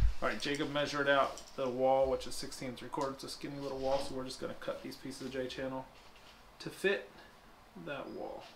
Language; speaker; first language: English; native; English